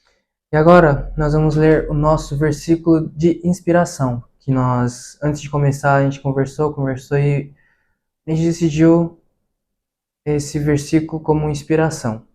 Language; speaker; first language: Portuguese; early bilingual, heritage; Portuguese